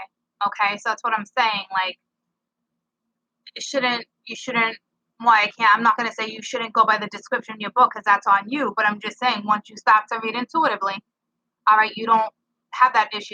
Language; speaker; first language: English; native; English